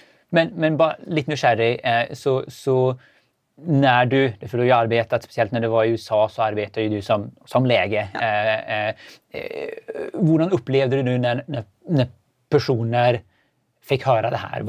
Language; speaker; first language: Swedish; native; Swedish